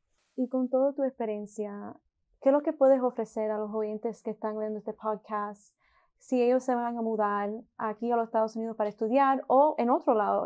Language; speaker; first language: Spanish; early bilingual, heritage; Spanish